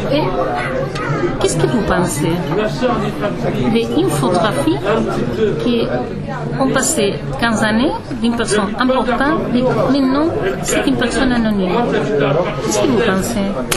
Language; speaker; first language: French; non-native, learner; Spanish